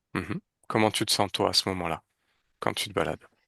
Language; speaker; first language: French; native; French